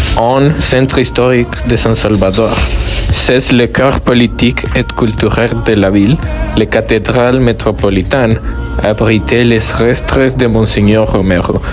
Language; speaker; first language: French; non-native, learner; Spanish